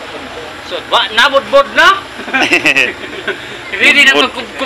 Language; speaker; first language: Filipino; non-native, local second language; Cebuano